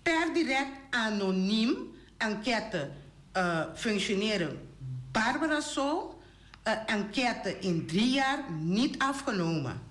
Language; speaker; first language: Dutch; non-native, local second language; Papiamento